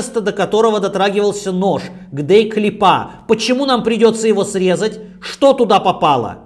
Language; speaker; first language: Russian; native; Russian